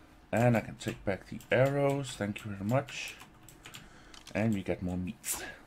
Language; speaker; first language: English; non-native, fluent; Danish